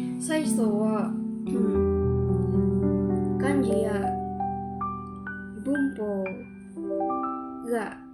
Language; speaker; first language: Japanese; non-native, learner; Indonesian